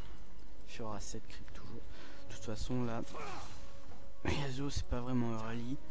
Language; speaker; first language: French; native; French